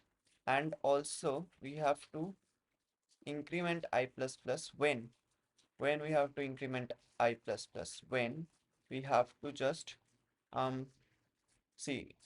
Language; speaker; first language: English; non-native, local second language; Hindi